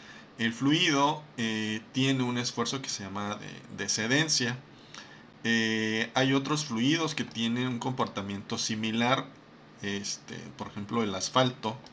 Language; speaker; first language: Spanish; native; Spanish